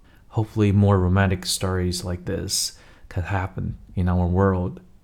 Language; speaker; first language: English; non-native, fluent; Chinese